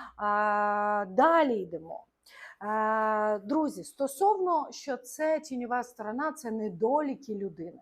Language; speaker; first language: Ukrainian; non-native, local second language; Russian